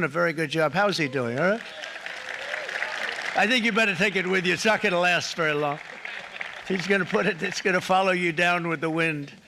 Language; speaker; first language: English; native; English